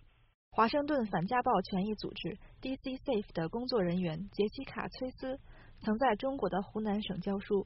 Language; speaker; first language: Chinese; native; Chinese